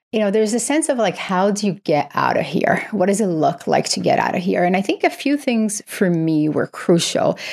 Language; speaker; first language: English; non-native, fluent; Portuguese